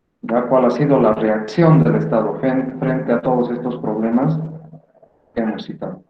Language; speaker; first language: Spanish; native; Spanish